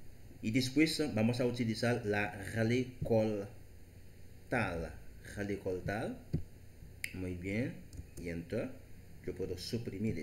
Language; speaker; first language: Spanish; non-native, learner; Haitian Creole